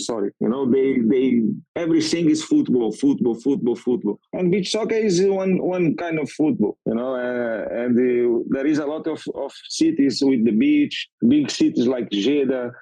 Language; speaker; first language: English; non-native, learner; Portuguese